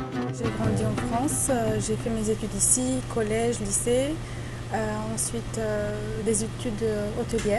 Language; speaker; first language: French; early bilingual, other home language; Arabic